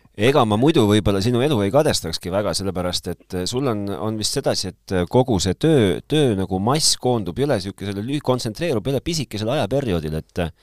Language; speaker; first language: Estonian; native; Estonian